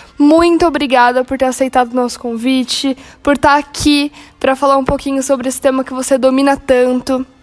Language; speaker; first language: Portuguese; native; Portuguese